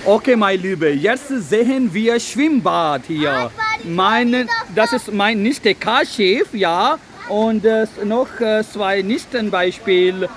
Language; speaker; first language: German; non-native, learner; Urdu